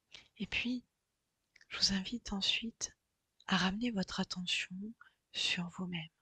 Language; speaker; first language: French; native; French